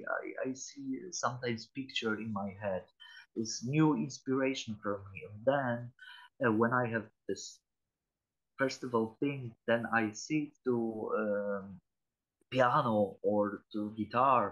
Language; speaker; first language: English; non-native, learner; Polish